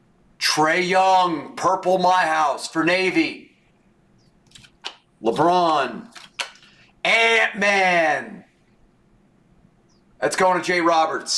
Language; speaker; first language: English; native; English